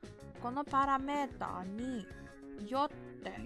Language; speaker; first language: Japanese; non-native, learner; English